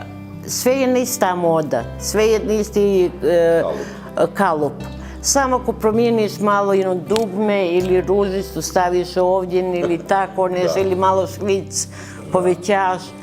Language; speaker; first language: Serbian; early bilingual, other home language; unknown